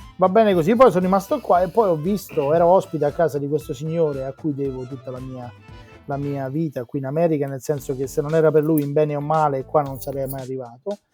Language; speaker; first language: Italian; native; Italian